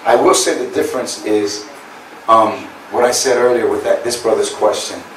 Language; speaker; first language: English; native; English